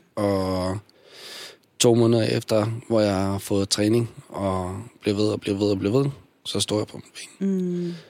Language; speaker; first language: Danish; early bilingual, other home language; Bosnian